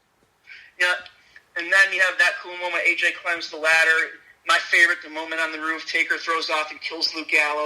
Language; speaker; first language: English; native; English